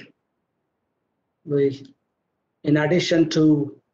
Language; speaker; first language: English; non-native, local second language; Marathi